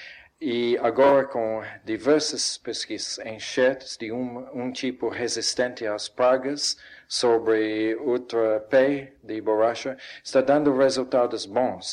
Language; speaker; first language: Portuguese; non-native, fluent; English